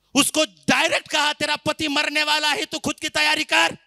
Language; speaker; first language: Hindi; non-native, local second language; Marathi